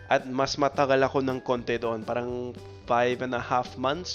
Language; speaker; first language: Filipino; non-native, fluent; English